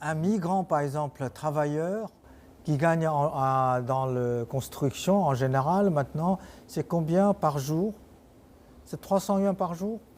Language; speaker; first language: French; non-native, fluent; Chinese